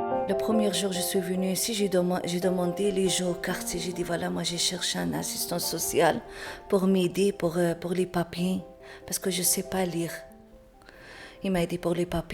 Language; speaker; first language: French; non-native, learner; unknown